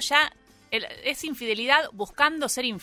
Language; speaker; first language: Spanish; native; Spanish